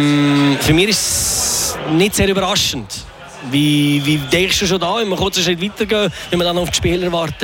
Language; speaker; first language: German; native; German